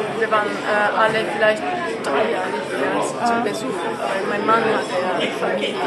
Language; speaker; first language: German; non-native, fluent; Japanese